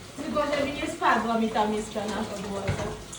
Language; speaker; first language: Polish; non-native, fluent; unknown